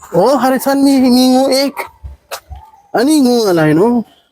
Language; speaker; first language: Thai; native; Thai